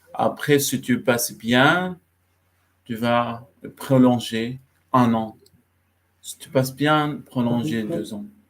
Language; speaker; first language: French; non-native, learner; Arabic